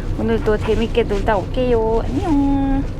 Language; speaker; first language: Korean; native; Korean